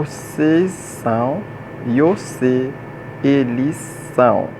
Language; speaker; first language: Portuguese; non-native, learner; Haitian Creole